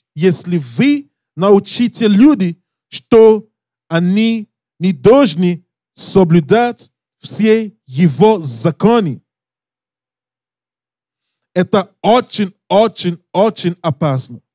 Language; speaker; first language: Russian; non-native, learner; English